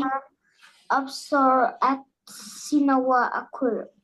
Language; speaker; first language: English; non-native, learner; Vietnamese